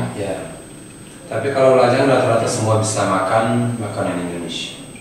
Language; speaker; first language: Indonesian; non-native, fluent; Persian